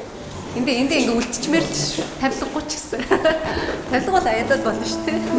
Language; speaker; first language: Mongolian; native; Mongolian